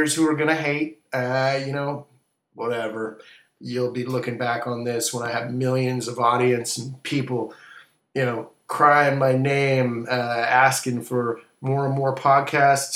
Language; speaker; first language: English; native; English